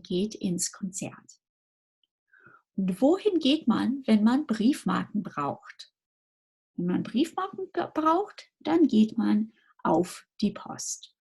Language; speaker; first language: German; non-native, fluent; English